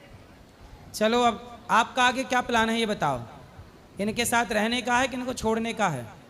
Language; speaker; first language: Hindi; native; Hindi